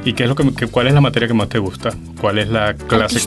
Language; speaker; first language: Spanish; native; Spanish